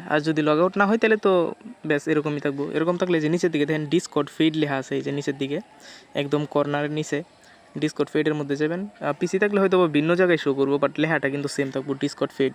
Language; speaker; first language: Bangla; native; Bangla